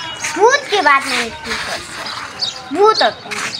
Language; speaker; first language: Hindi; non-native, local second language; Saraiki